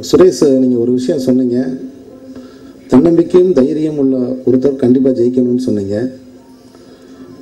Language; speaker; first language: Tamil; native; Tamil